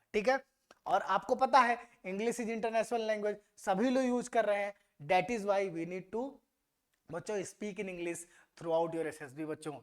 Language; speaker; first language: Hindi; native; Hindi